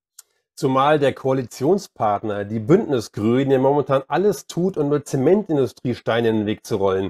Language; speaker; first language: German; native; German